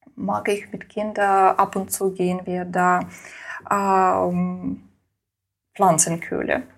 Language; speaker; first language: German; non-native, learner; Ukrainian